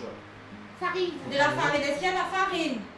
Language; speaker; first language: French; native; French